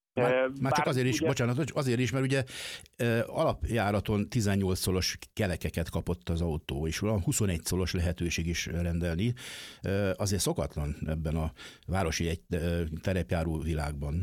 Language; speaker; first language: Hungarian; native; Hungarian